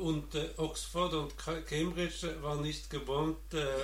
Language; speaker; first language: German; non-native, learner; Norwegian